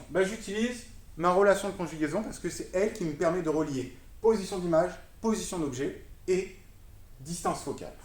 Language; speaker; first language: French; native; French